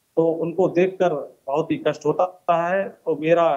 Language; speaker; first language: Hindi; native; Hindi